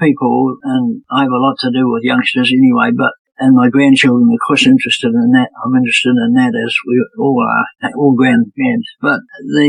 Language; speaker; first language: English; native; English